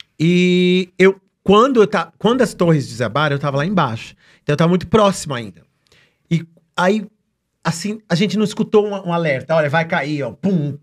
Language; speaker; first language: Portuguese; native; Portuguese